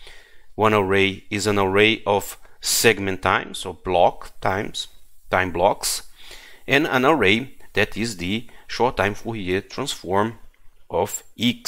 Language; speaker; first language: English; non-native, fluent; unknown